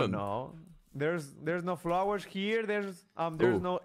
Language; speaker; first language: English; non-native, learner; Spanish